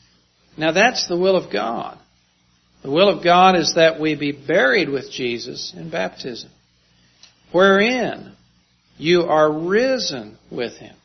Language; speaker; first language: English; native; English